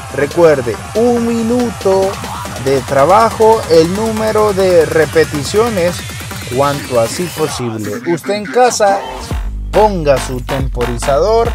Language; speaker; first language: Spanish; native; Spanish